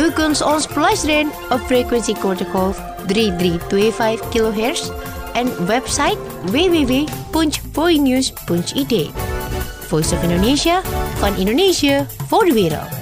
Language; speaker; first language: Dutch; non-native, fluent; Indonesian